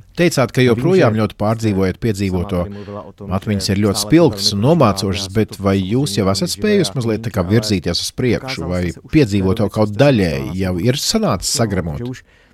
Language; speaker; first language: Latvian; native; Latvian